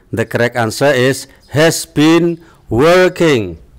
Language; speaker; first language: English; non-native, fluent; Indonesian